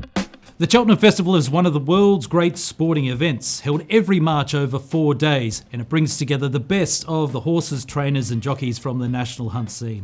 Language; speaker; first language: English; native; English